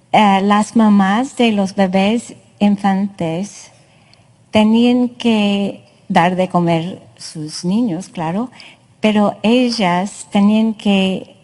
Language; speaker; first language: Spanish; non-native, fluent; English